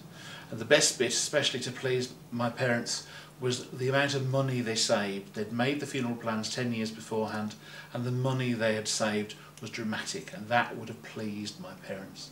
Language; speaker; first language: English; native; English